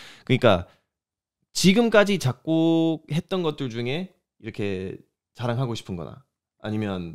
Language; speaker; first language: Korean; non-native, fluent; English